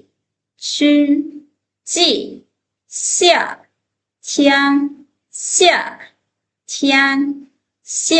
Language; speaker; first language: Chinese; non-native, fluent; Lao